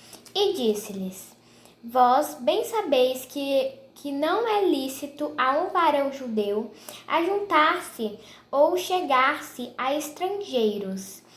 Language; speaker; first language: Portuguese; native; Portuguese